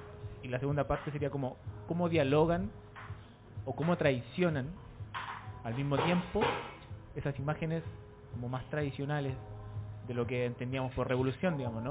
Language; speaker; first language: Spanish; native; Spanish